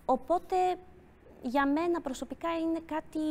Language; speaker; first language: Greek; early bilingual, other home language; Polish